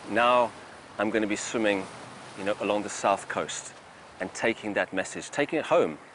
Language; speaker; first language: English; native; English